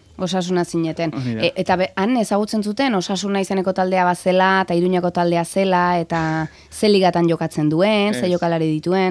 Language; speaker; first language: Basque; native; Basque